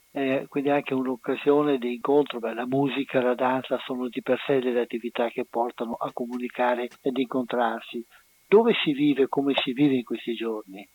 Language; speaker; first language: Italian; native; Italian